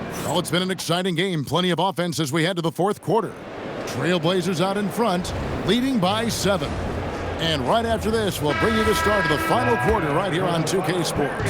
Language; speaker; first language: English; native; English